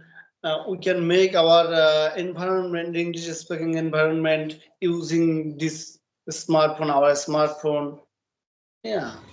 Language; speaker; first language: English; non-native, learner; Bangla